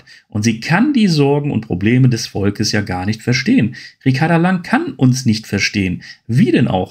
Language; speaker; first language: German; native; German